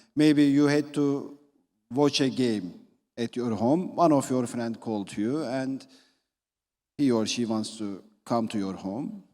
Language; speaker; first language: English; non-native, fluent; Turkish